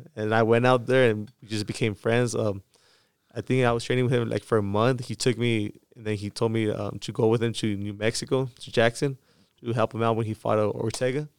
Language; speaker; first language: English; early bilingual, other home language; Spanish